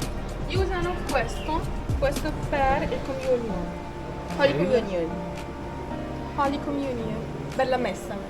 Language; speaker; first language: Italian; non-native, learner; Arabic